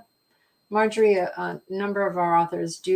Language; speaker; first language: English; native; English